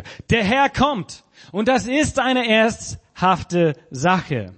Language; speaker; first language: German; non-native, fluent; English